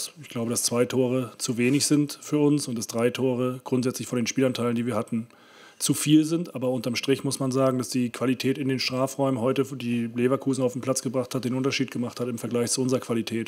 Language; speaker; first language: German; native; German